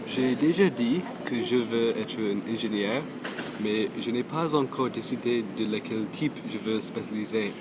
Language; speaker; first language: French; non-native, local second language; English